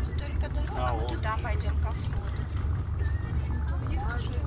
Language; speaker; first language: Russian; native; Russian